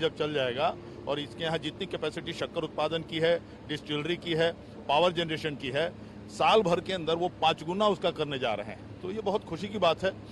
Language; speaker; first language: Hindi; native; Hindi